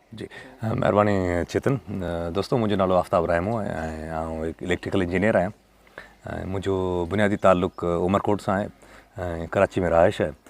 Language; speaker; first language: Sindhi; native; Sindhi